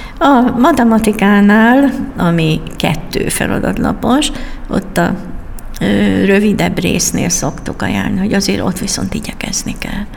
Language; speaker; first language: Hungarian; native; Hungarian